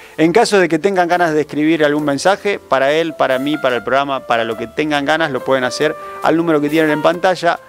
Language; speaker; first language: Spanish; native; Spanish